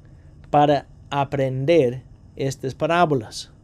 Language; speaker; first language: Spanish; non-native, fluent; English